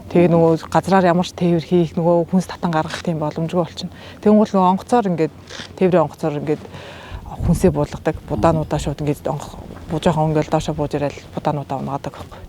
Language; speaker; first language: Mongolian; native; Mongolian